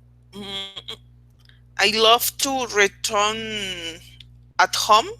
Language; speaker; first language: English; non-native, learner; Spanish